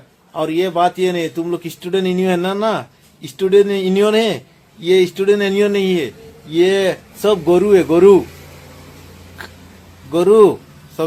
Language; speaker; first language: Hindi; non-native, local second language; Assamese